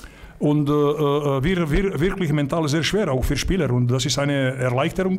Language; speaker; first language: German; non-native, learner; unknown